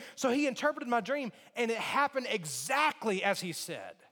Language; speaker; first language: English; native; English